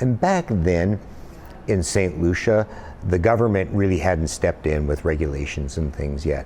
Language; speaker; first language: English; native; English